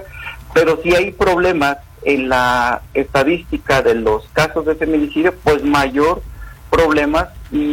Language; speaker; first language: Spanish; native; Spanish